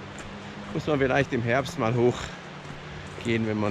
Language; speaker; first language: German; native; German